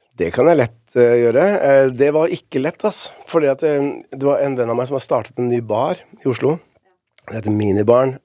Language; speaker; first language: Norwegian; early bilingual, other home language; Spanish